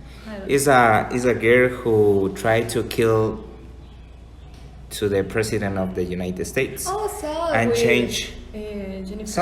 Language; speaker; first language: English; non-native, learner; Spanish